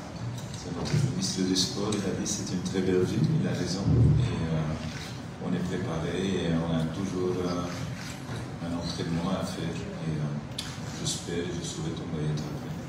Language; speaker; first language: French; non-native, local second language; Dutch